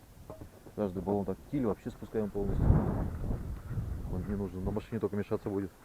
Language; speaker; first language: Russian; native; Russian